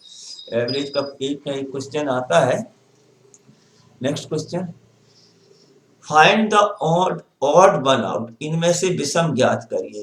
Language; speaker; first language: Hindi; native; Hindi